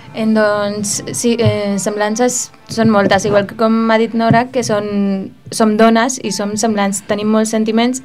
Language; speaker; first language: Catalan; early bilingual, other home language; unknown